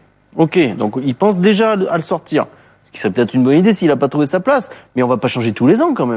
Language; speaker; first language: French; native; French